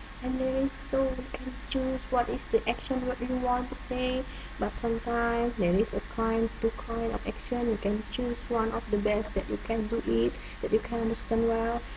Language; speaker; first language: English; non-native, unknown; Indonesian